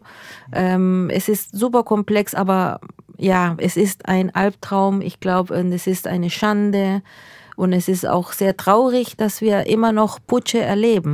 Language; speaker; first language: German; early bilingual, other home language; Spanish